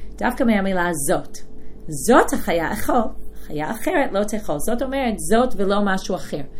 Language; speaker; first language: Hebrew; non-native, fluent; English